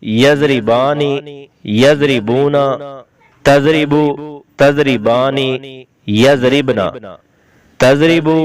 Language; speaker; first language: Arabic; non-native, fluent; Urdu